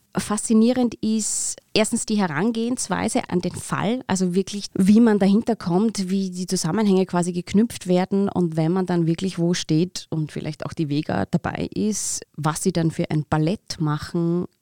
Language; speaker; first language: German; native; German